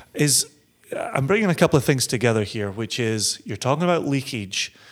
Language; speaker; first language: English; native; English